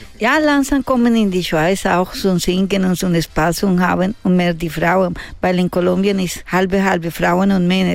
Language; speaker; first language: German; non-native, learner; Spanish